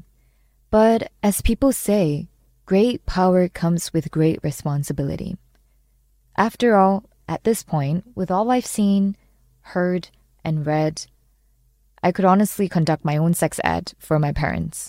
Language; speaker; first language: English; non-native, local second language; Chinese